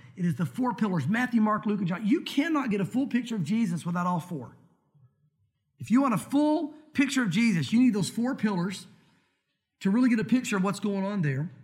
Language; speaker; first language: English; native; English